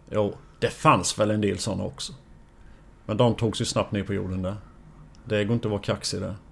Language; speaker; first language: Swedish; native; Swedish